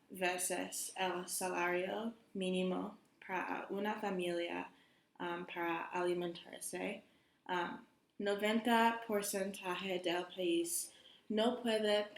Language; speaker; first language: Spanish; non-native, learner; English